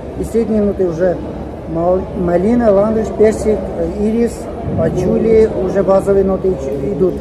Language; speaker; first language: Russian; non-native, local second language; Armenian